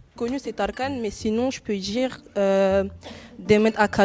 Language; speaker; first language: French; native; French